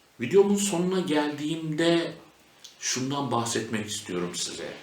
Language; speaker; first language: Turkish; native; Turkish